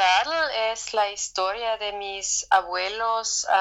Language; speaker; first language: Spanish; non-native, fluent; German